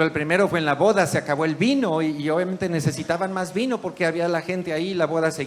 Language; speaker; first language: Spanish; native; Spanish